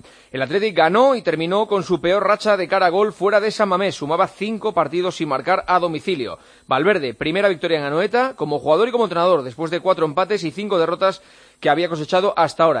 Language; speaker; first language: Spanish; native; Spanish